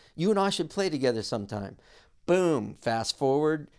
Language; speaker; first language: English; native; English